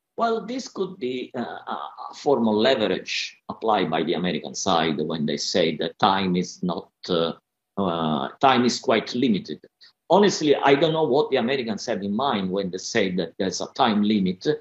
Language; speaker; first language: English; non-native, fluent; Italian